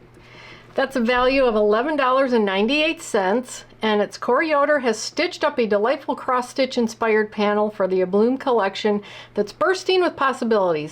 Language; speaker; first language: English; native; English